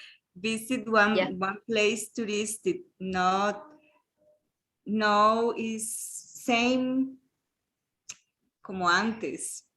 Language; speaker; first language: English; non-native, learner; Spanish